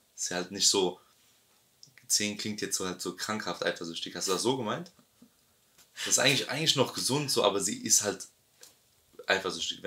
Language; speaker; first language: German; early bilingual, other home language; Albanian